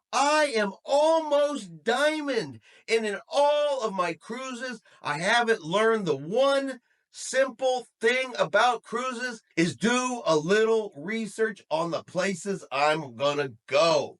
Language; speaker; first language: English; native; English